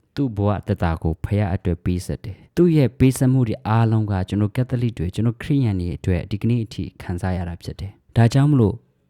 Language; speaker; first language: Burmese; native; Burmese